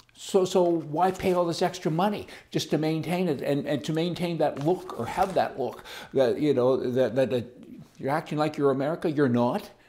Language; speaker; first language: English; native; English